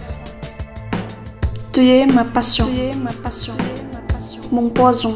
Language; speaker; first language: French; non-native, learner; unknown